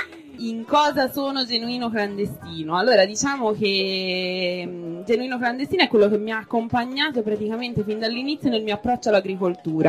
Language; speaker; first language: Italian; native; Italian